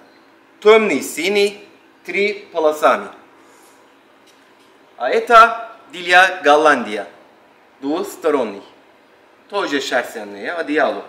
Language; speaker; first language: Russian; non-native, learner; Turkish